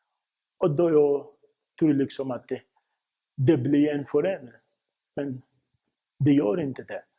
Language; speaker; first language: Swedish; non-native, fluent; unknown